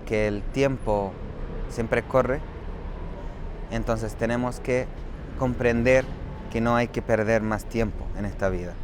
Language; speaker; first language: Spanish; non-native, fluent; Arabic